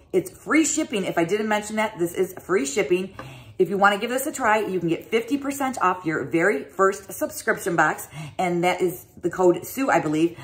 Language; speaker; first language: English; native; English